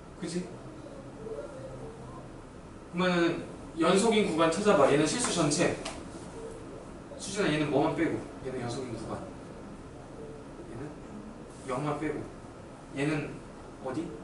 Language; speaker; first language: Korean; native; Korean